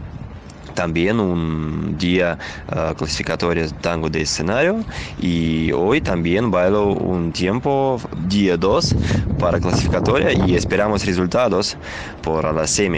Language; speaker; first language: Spanish; non-native, learner; Russian